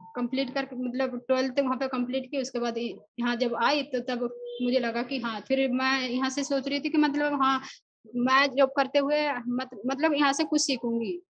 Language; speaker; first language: Hindi; non-native, local second language; Odia